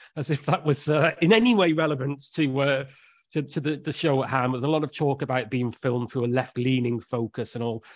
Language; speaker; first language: English; native; English